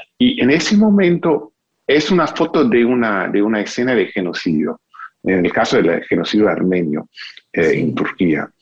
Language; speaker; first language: Spanish; non-native, fluent; English